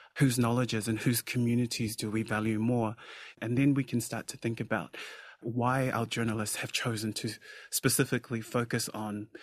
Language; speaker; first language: English; native; English